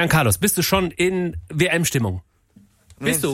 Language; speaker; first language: German; native; German